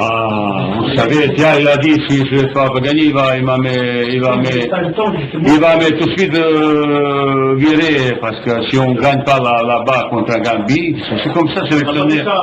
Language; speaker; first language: French; non-native, fluent; Bosnian